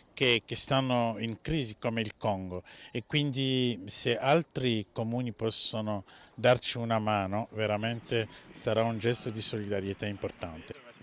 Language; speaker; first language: Italian; non-native, fluent; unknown